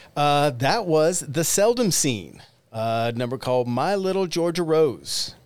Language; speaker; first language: English; native; English